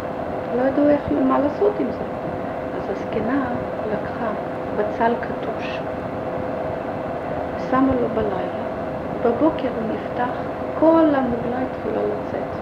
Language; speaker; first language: Hebrew; early bilingual, other home language; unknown